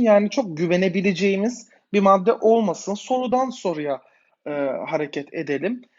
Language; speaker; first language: Turkish; native; Turkish